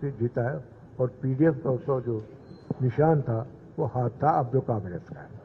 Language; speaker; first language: Urdu; native; Urdu